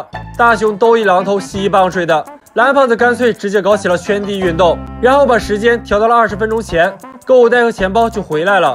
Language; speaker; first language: Chinese; native; Chinese